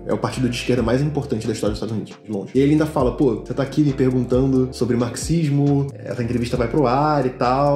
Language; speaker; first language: Portuguese; native; Portuguese